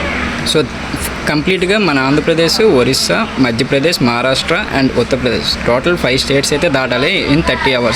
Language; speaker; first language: Telugu; native; Telugu